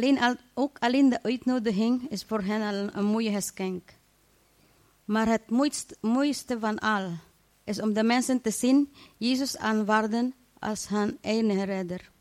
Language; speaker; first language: Dutch; non-native, fluent; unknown